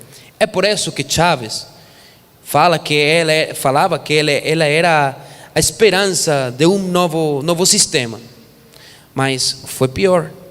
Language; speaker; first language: Portuguese; non-native, fluent; Spanish